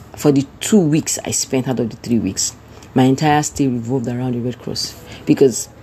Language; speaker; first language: English; non-native, local second language; Yoruba